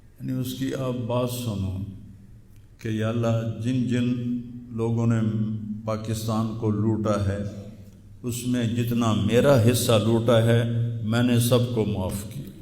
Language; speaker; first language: Urdu; non-native, local second language; Punjabi